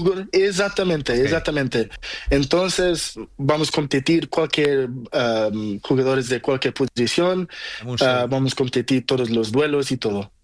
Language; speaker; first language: Spanish; non-native, learner; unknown